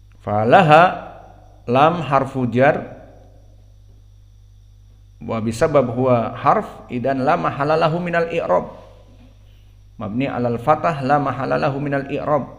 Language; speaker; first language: Arabic; non-native, fluent; Indonesian